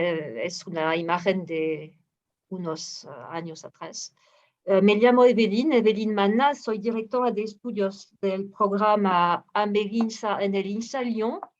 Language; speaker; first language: Spanish; non-native, fluent; French